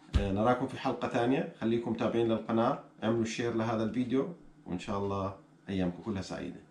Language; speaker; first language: Arabic; native; Arabic